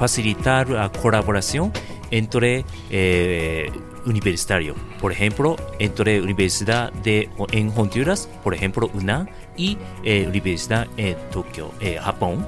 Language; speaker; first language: Spanish; non-native, learner; Japanese